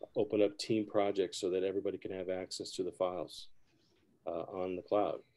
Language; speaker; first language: English; early bilingual, other home language; Spanish